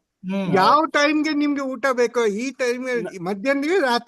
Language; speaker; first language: Kannada; non-native, learner; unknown